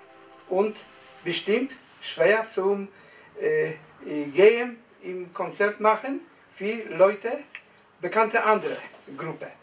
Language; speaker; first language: German; non-native, learner; Polish